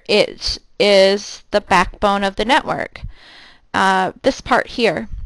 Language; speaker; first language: English; native; English